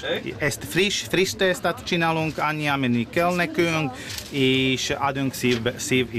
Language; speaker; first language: Hungarian; non-native, learner; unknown